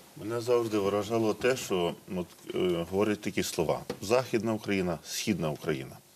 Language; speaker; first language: Ukrainian; native; Ukrainian